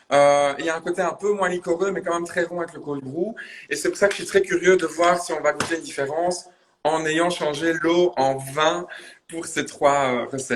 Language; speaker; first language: French; native; French